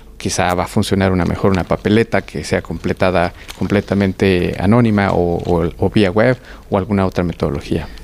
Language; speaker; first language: Spanish; native; Spanish